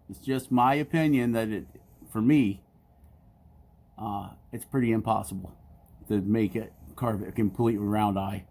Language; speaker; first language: English; native; English